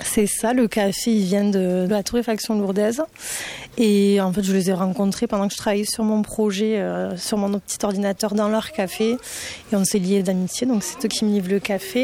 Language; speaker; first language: French; native; French